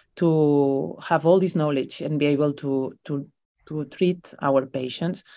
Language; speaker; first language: English; non-native, fluent; Spanish